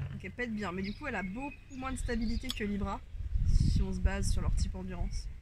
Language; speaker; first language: French; native; French